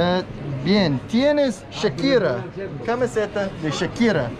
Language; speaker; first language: Spanish; non-native, learner; English